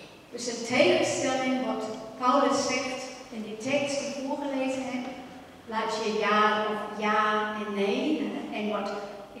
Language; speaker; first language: Dutch; non-native, fluent; English